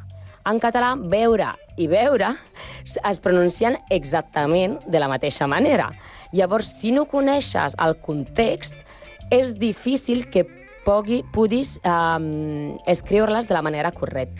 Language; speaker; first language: Catalan; non-native, learner; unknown